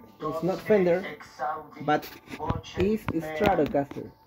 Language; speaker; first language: English; non-native, learner; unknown